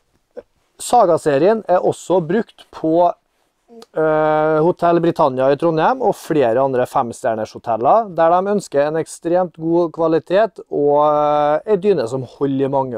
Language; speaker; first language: Norwegian; native; Norwegian